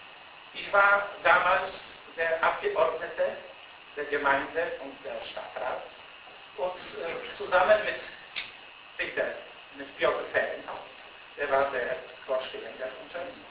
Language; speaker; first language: German; non-native, learner; Polish